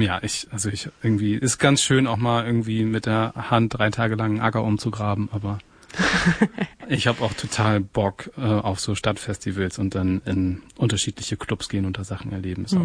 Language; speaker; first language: German; native; German